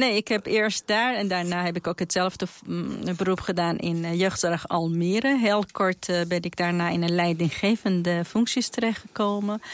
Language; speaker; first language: Dutch; non-native, fluent; Persian